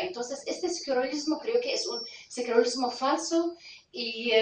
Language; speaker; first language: Spanish; non-native, fluent; Arabic